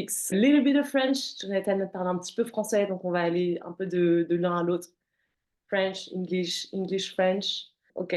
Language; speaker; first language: French; native; French